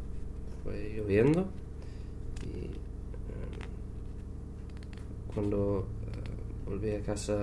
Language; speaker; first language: Spanish; non-native, learner; English